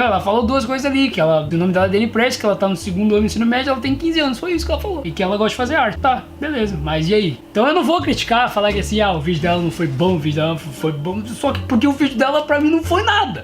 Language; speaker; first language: Portuguese; native; Portuguese